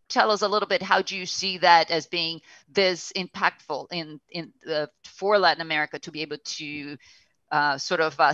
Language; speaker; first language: English; non-native, fluent; Portuguese